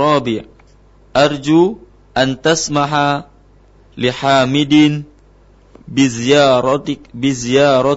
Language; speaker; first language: Arabic; non-native, learner; Indonesian